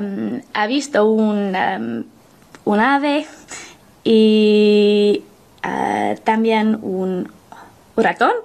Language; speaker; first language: Spanish; non-native, learner; English